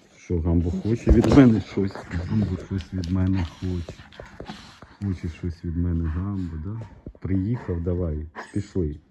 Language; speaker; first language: Ukrainian; native; Ukrainian